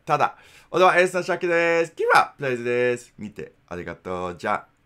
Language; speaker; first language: Japanese; non-native, learner; English